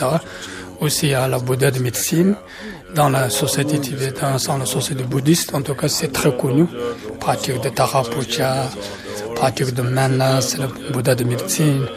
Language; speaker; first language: French; non-native, fluent; Tibetan